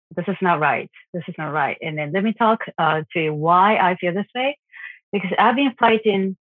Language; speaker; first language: English; non-native, fluent; Japanese